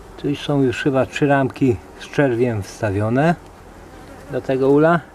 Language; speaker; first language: Polish; native; Polish